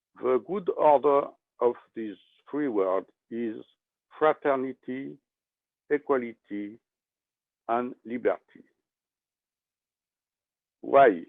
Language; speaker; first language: English; non-native, learner; French